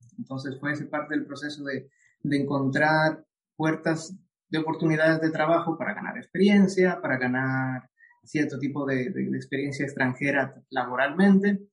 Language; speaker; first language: Spanish; native; Spanish